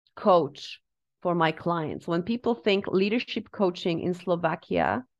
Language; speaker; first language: English; non-native, fluent; Slovak